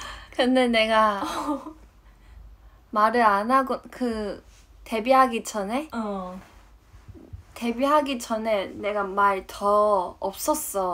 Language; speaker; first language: Korean; non-native, fluent; Chinese